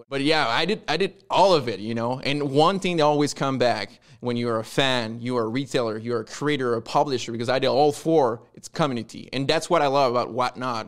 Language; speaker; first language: English; non-native, fluent; French